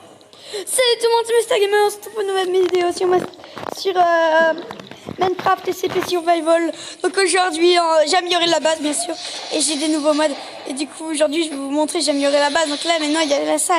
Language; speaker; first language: French; native; French